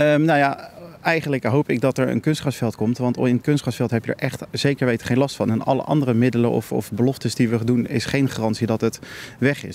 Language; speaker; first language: Dutch; native; Dutch